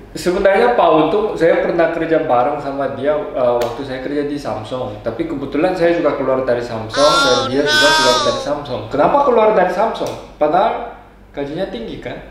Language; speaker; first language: Indonesian; non-native, fluent; Korean